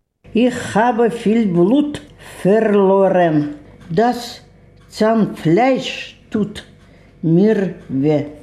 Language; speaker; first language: German; non-native, learner; Russian